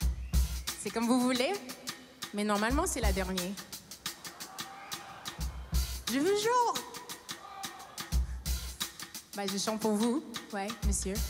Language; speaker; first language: French; non-native, fluent; English